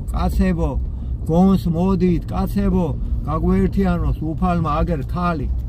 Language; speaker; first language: Georgian; native; Georgian